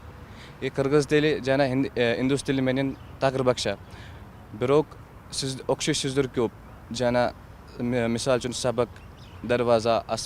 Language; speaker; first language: Kyrgyz; non-native, learner; Hindi